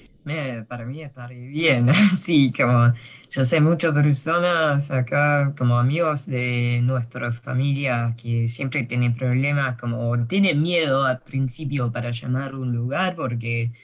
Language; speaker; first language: Spanish; early bilingual, heritage; Spanish